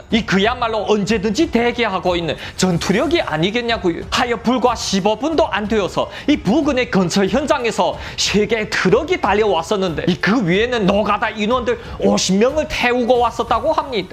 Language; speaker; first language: Korean; native; Korean